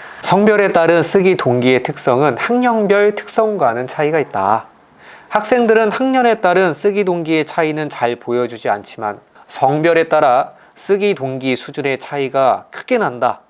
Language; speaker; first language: Korean; native; Korean